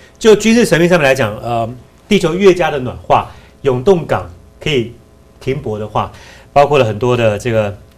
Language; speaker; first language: Chinese; native; Chinese